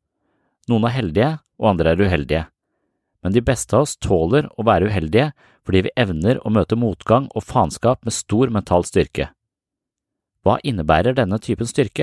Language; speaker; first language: Norwegian; native; Norwegian